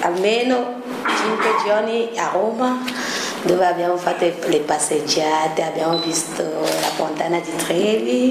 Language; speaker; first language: Italian; non-native, learner; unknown